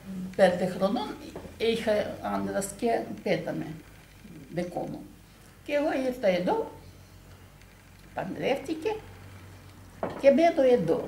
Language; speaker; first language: Greek; non-native, learner; Russian